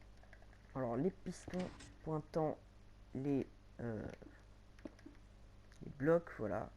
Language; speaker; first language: French; native; French